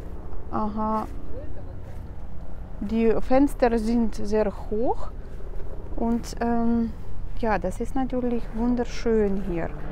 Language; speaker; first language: German; non-native, fluent; Russian